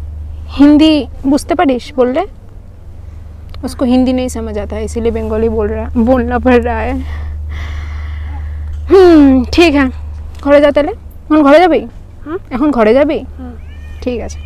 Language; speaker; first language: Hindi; non-native, local second language; Bangla